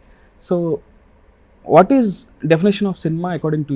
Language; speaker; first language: Telugu; native; Telugu